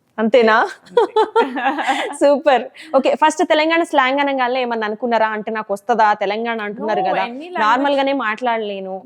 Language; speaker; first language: Telugu; native; Telugu